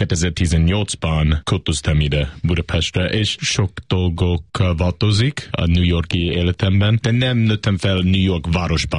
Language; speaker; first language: Hungarian; non-native, learner; English